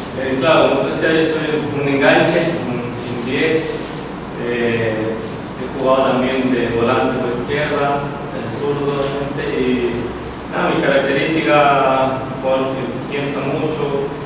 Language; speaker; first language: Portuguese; non-native, learner; Spanish